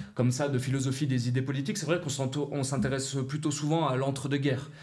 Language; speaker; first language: French; native; French